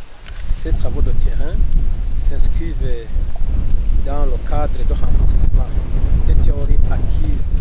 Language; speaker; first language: French; non-native, local second language; Rundi